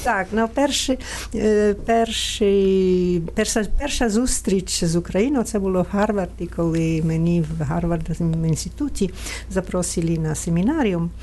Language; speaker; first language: Ukrainian; non-native, fluent; Italian